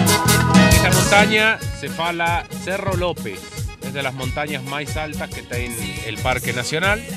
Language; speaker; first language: Spanish; non-native, fluent; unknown